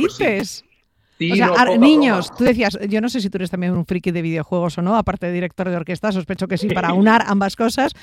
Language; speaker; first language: Spanish; native; Spanish